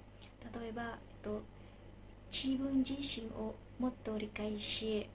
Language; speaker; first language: Japanese; non-native, learner; Indonesian